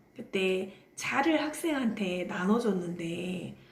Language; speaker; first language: Korean; native; Korean